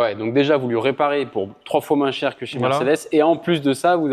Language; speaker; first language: French; native; French